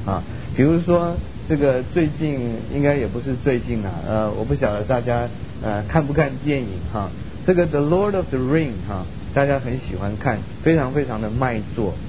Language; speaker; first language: Chinese; early bilingual, other home language; Min Nan Chinese